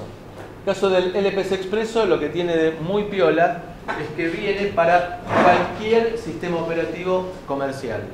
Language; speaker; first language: Spanish; native; Spanish